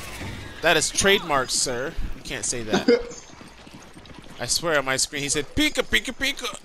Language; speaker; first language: English; native; English